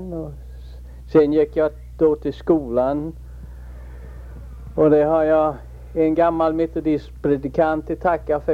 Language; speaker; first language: Swedish; early bilingual, heritage; Swedish